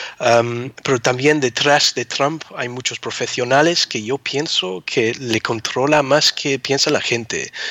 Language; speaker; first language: Spanish; early bilingual, heritage; Spanish